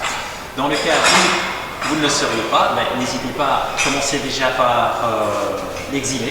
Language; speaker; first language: French; native; French